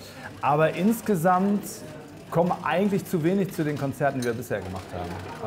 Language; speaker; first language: German; native; German